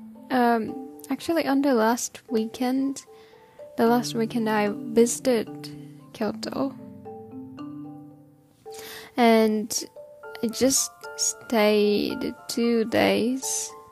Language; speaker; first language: English; non-native, learner; Japanese